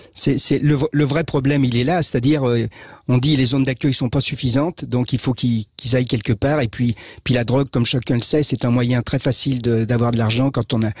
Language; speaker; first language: French; native; French